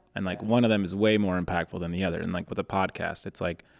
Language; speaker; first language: English; native; English